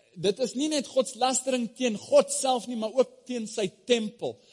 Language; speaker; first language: Afrikaans; non-native, fluent; English